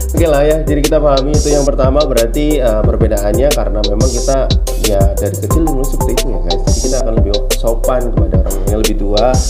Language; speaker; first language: Indonesian; native; Indonesian